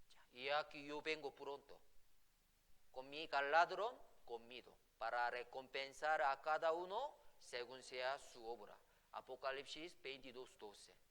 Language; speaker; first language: Spanish; non-native, fluent; Korean